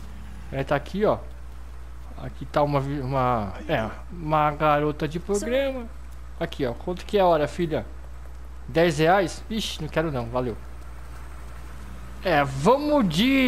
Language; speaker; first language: Portuguese; native; Portuguese